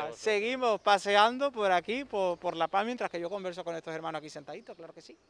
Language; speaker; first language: Spanish; native; Spanish